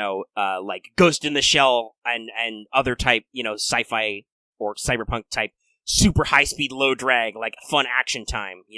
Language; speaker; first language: English; native; English